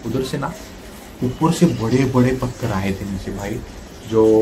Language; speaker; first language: Hindi; non-native, local second language; Marathi